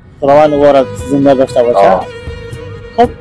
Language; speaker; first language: Persian; native; Persian